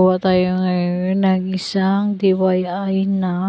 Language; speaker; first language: Filipino; native; Filipino